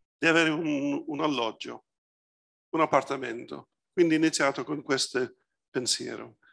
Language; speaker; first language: Italian; early bilingual, heritage; Italian